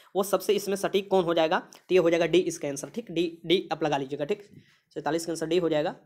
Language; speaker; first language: Hindi; native; Hindi